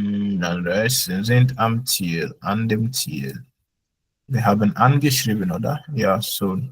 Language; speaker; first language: German; non-native, fluent; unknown